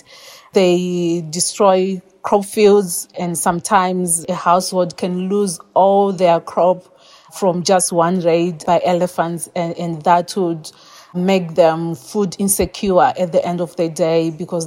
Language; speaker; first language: English; non-native, local second language; Shona